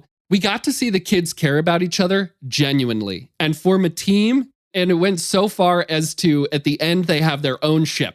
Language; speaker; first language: English; native; English